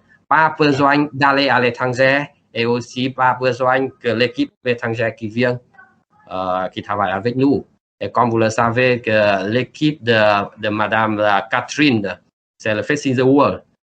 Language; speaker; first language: French; non-native, learner; Vietnamese